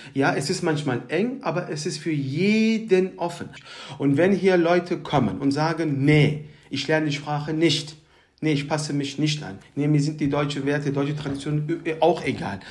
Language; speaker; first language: German; early bilingual, other home language; Turkish